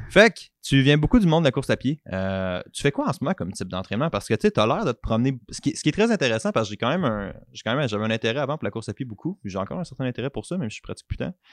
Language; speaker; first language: French; native; French